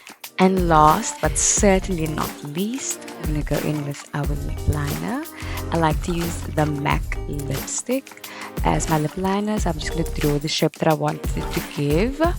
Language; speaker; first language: English; native; English